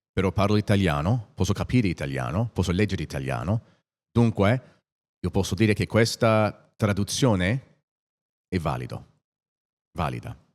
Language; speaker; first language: Italian; non-native, fluent; English